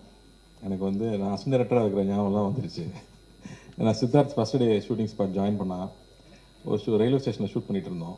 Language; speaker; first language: Tamil; native; Tamil